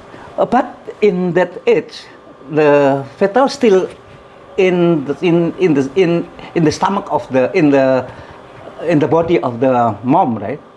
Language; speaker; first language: English; non-native, learner; Indonesian